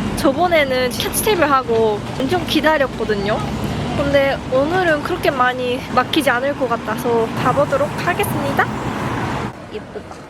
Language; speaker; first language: Korean; non-native, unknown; Japanese